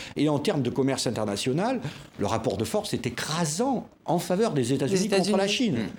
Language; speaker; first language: French; native; French